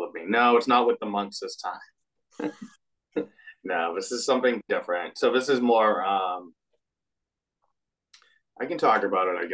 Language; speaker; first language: English; native; English